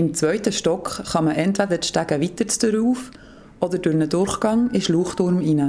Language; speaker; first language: German; native; German